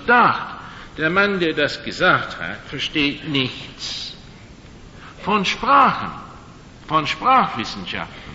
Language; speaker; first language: German; non-native, fluent; English